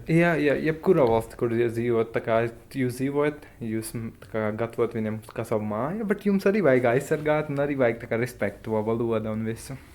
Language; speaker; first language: Latvian; non-native, fluent; Hindi